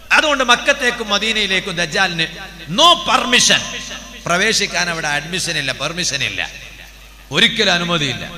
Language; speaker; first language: Malayalam; non-native, local second language; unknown